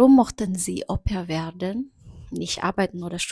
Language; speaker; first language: German; non-native, learner; Indonesian